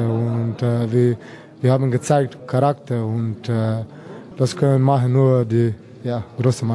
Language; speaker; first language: German; non-native, learner; Slovenian